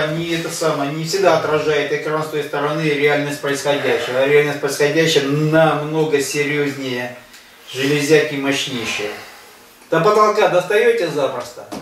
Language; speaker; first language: Russian; native; Russian